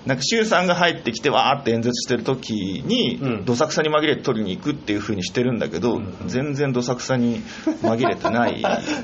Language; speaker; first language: Japanese; native; Japanese